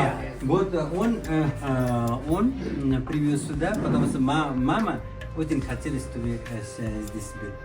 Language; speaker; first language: Russian; non-native, fluent; Nepali